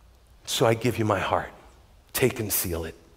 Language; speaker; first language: English; native; English